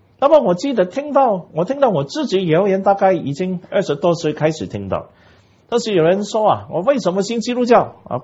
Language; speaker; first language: Chinese; non-native, local second language; Cantonese